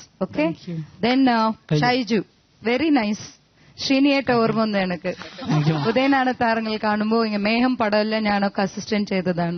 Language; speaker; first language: Malayalam; non-native, fluent; Tamil